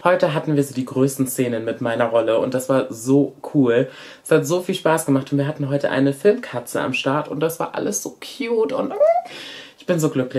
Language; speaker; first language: German; native; German